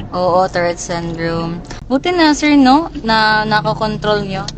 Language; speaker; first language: Filipino; non-native, local second language; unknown